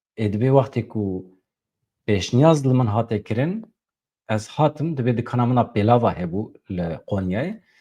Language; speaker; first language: Kurdish; native; Kurdish